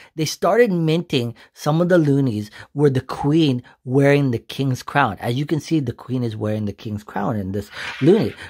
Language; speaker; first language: English; native; English